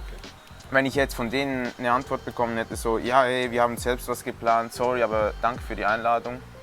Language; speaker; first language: German; native; German